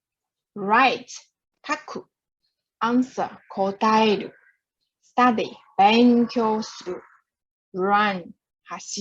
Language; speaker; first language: Japanese; non-native, fluent; Chinese